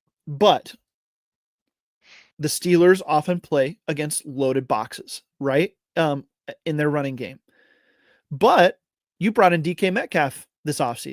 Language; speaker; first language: English; native; English